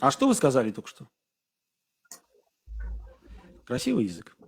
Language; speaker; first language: Russian; non-native, fluent; Armenian